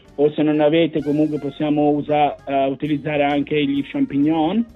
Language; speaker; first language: Italian; native; Italian